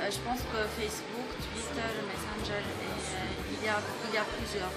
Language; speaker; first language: French; non-native, local second language; Arabic